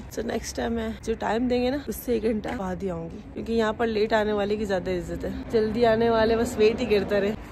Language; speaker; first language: Urdu; non-native, local second language; Baluchi